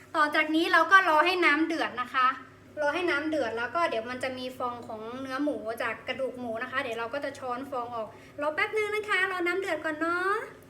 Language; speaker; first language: Thai; native; Thai